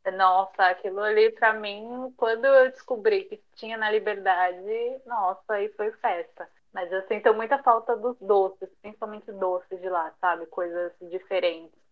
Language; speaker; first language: Portuguese; early bilingual, other home language; Japanese